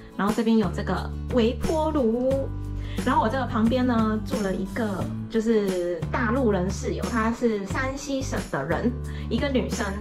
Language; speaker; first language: Chinese; native; Chinese